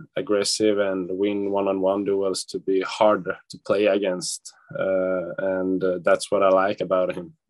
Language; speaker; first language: English; non-native, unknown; Swedish